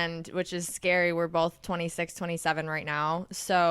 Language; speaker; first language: English; native; English